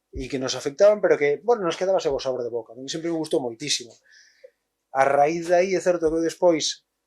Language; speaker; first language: Galician; native; Galician